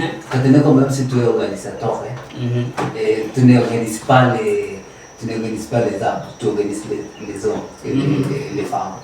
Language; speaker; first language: French; non-native, learner; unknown